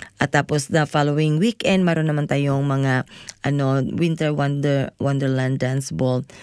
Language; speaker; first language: Filipino; non-native, local second language; Cebuano